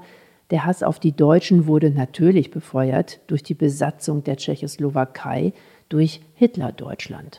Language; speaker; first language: German; native; German